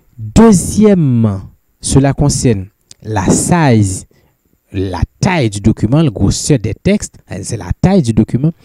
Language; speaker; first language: French; non-native, local second language; Haitian Creole